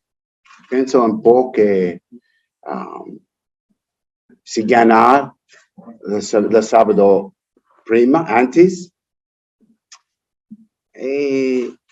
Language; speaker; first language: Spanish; non-native, learner; English